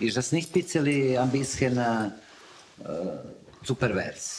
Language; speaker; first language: German; non-native, learner; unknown